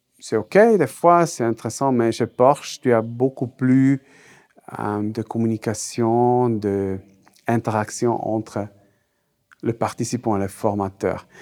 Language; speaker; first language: French; non-native, local second language; Swiss German